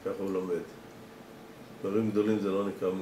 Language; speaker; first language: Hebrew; non-native, fluent; English